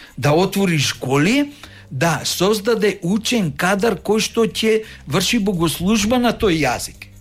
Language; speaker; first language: Macedonian; native; Macedonian